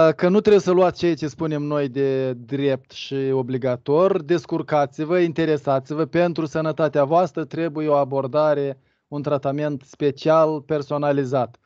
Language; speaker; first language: Romanian; native; Romanian